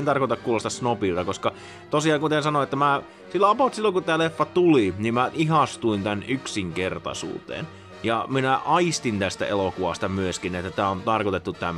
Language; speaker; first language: Finnish; native; Finnish